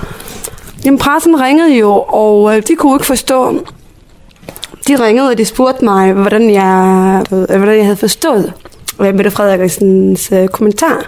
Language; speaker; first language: Danish; early bilingual, other home language; Somali